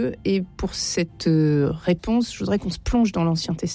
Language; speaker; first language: French; native; French